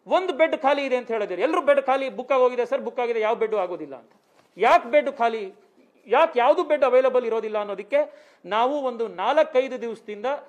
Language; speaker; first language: Kannada; native; Kannada